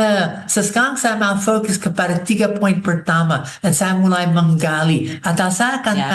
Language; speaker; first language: Indonesian; non-native, fluent; English